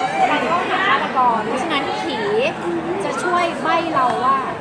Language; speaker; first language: Thai; native; Thai